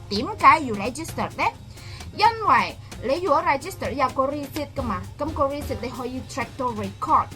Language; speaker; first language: Cantonese; non-native, fluent; Indonesian